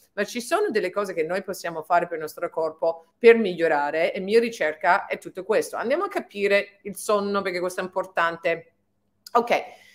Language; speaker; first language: Italian; non-native, fluent; English